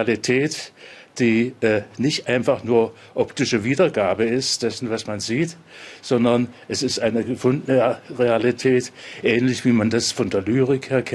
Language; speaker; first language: German; native; German